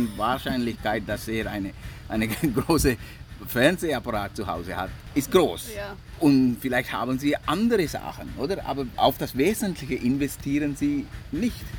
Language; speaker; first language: German; non-native, fluent; Sinhala